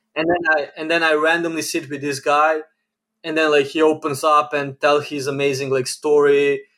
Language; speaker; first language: English; non-native, fluent; Serbian